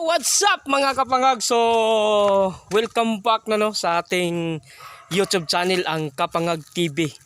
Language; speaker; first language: Filipino; non-native, local second language; Cebuano